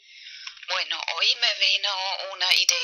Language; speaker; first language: Spanish; non-native, fluent; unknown